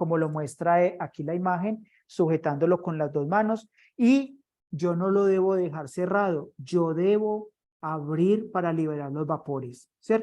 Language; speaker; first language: Spanish; native; Spanish